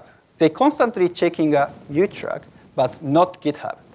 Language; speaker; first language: English; non-native, fluent; Japanese